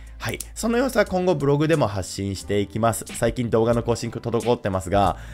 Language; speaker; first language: Japanese; native; Japanese